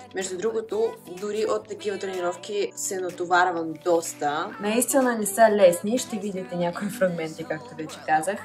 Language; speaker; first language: Bulgarian; non-native, fluent; Russian